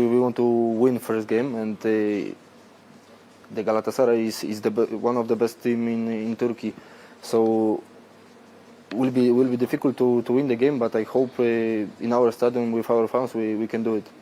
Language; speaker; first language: English; non-native, fluent; Polish